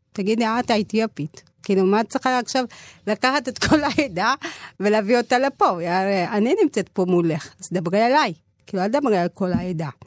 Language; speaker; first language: Hebrew; early bilingual, other home language; Amharic